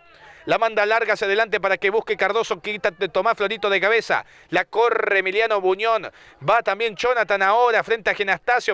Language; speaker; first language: Spanish; native; Spanish